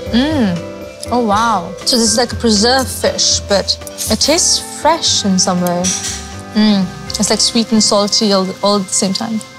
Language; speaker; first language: English; native; English